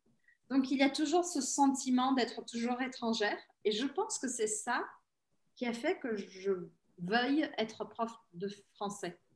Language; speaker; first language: French; early bilingual, heritage; Portuguese